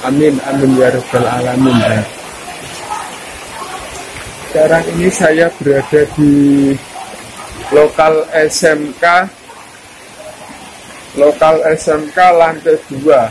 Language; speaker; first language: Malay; non-native, local second language; Javanese